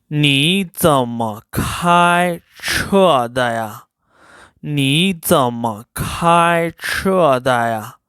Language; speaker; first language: Chinese; non-native, fluent; Urdu